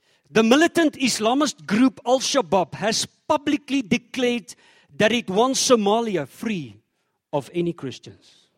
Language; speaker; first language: English; non-native, local second language; Afrikaans